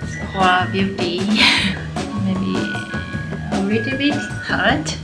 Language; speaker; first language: English; non-native, learner; Japanese